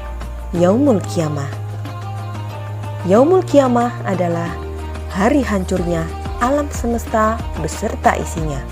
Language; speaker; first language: Indonesian; native; Indonesian